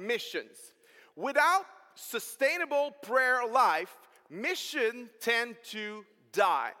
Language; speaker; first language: English; non-native, fluent; French